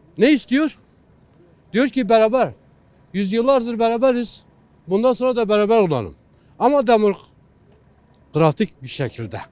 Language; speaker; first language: Turkish; non-native, local second language; Kurdish